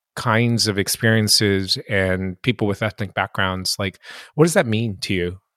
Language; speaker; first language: English; early bilingual, other home language; Japanese